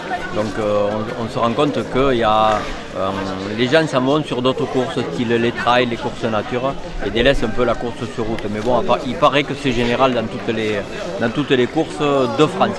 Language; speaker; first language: French; native; French